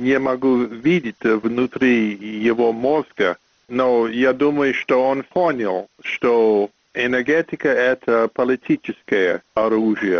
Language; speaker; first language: Russian; non-native, fluent; English